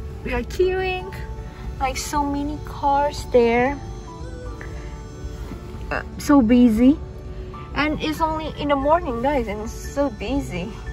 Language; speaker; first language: English; non-native, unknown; Indonesian